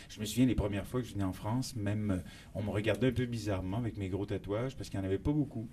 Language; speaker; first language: French; native; French